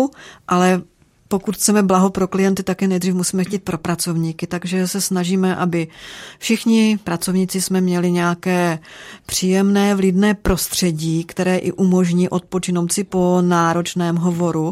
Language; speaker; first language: Czech; native; Czech